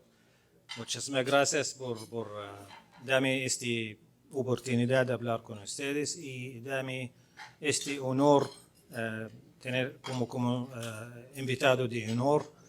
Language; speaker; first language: Spanish; non-native, fluent; Arabic